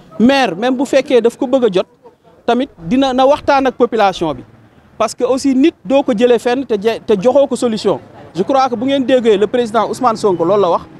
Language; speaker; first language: Wolof; native; Wolof